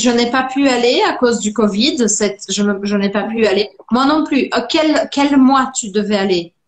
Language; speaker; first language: French; non-native, fluent; Portuguese